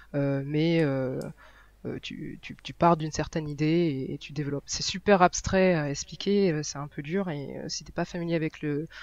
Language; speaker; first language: French; native; French